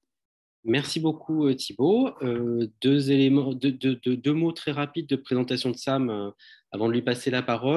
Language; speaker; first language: French; native; French